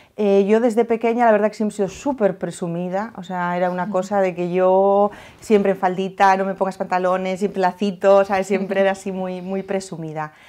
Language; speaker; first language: Spanish; native; Spanish